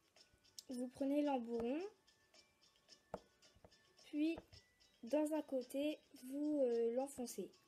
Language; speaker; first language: French; native; French